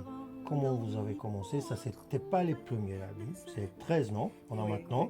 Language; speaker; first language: French; non-native, fluent; Armenian